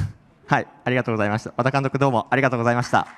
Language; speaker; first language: Japanese; native; Japanese